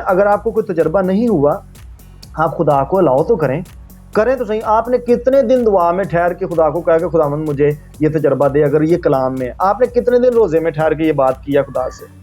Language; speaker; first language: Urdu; non-native, local second language; Punjabi